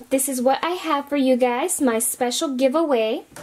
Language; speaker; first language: English; early bilingual, other home language; Spanish